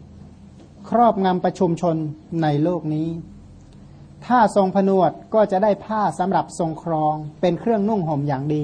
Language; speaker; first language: Thai; non-native, local second language; Khmer